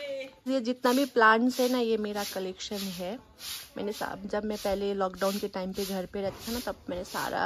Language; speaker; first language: Hindi; non-native, local second language; Nepali